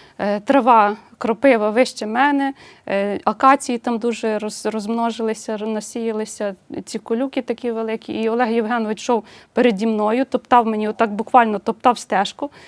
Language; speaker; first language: Ukrainian; native; Ukrainian